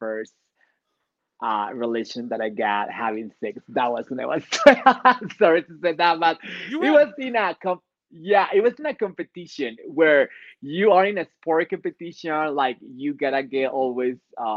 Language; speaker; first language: English; non-native, fluent; Spanish